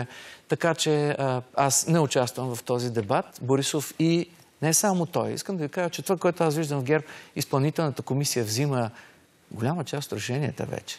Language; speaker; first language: Bulgarian; native; Bulgarian